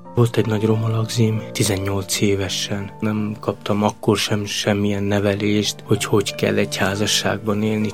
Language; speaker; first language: Hungarian; non-native, local second language; Romany